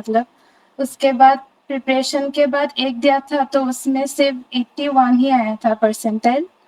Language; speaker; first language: Hindi; non-native, local second language; Assamese